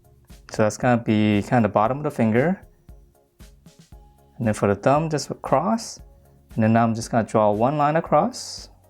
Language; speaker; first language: English; native; English